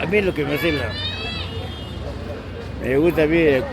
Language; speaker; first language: Spanish; native; Spanish